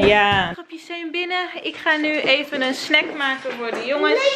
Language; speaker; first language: Dutch; native; Dutch